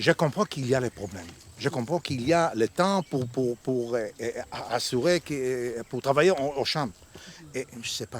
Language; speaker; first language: French; non-native, learner; Hebrew